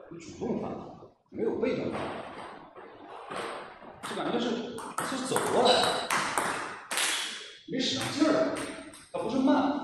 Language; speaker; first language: Chinese; native; Chinese